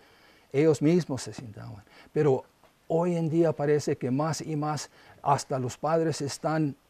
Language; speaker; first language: Spanish; non-native, local second language; English